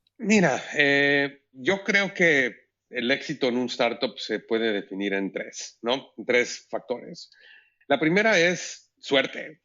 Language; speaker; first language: Spanish; native; Spanish